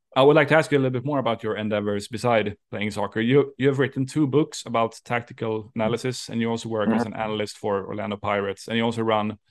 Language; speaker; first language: English; non-native, fluent; Swedish